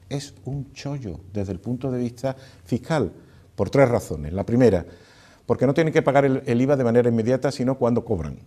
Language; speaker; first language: Spanish; native; Spanish